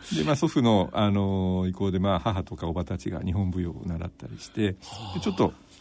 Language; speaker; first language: Japanese; native; Japanese